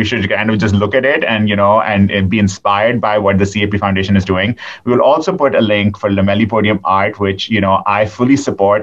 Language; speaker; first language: English; non-native, local second language; Urdu